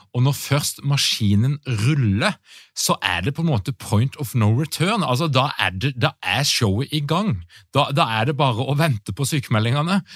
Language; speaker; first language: Norwegian; native; Norwegian